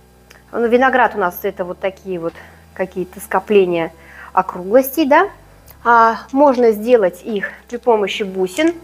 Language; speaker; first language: Russian; native; Russian